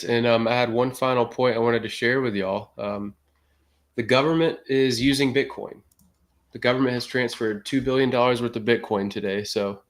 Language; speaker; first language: English; native; English